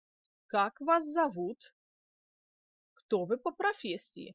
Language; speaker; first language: Russian; non-native, fluent; Polish